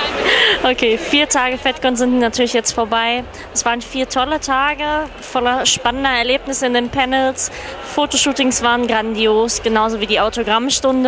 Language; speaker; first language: German; native; German